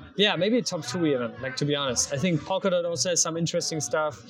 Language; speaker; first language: English; non-native, fluent; German